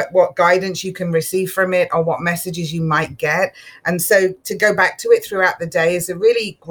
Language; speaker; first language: English; native; English